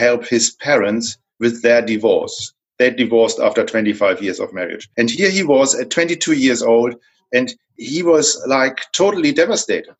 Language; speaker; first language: English; non-native, fluent; German